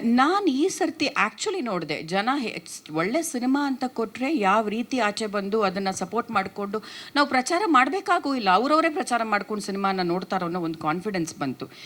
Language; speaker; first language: Kannada; non-native, local second language; Tulu